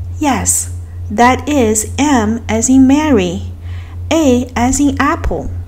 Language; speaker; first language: English; non-native, fluent; Chinese